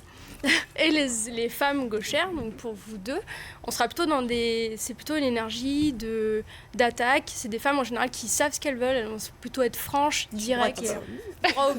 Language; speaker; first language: French; native; French